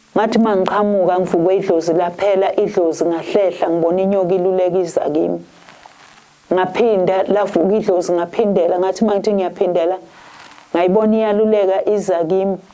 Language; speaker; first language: Zulu; native; Zulu